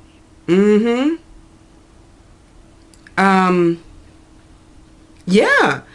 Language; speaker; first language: English; native; English